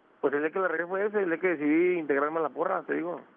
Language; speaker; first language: Spanish; native; Spanish